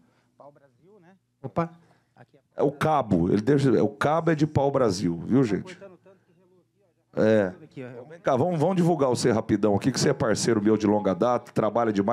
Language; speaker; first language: Portuguese; native; Portuguese